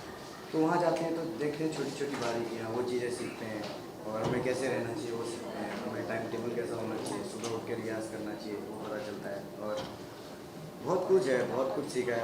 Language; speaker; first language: Hindi; native; Hindi